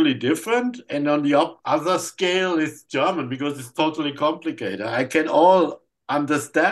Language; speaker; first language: English; non-native, fluent; German